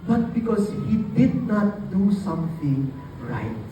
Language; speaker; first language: English; non-native, local second language; Filipino